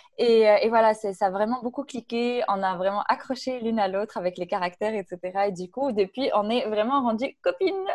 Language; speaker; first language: French; non-native, local second language; Arabic